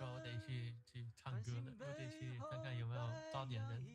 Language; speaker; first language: Chinese; native; Chinese